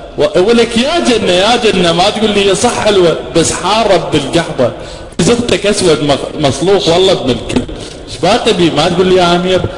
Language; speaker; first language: Arabic; native; Arabic